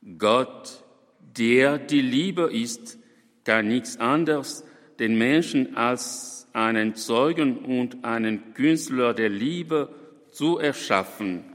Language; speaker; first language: German; non-native, fluent; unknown